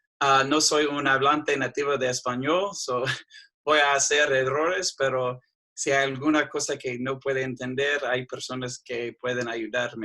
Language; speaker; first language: Spanish; non-native, fluent; English